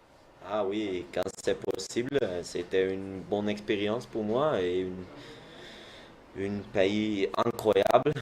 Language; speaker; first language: French; non-native, learner; Dutch